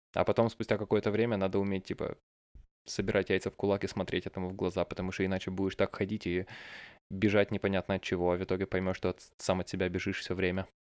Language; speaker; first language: Russian; native; Russian